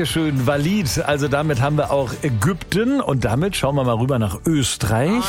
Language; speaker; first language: German; native; German